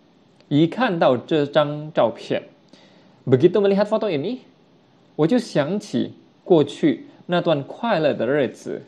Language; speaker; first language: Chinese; non-native, fluent; Indonesian